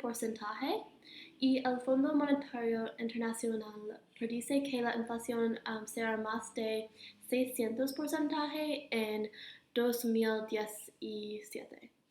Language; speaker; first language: Spanish; non-native, learner; English